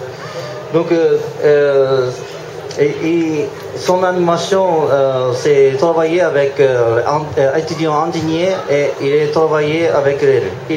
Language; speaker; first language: French; non-native, learner; Japanese